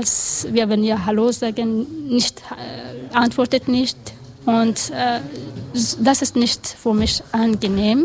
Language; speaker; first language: German; non-native, learner; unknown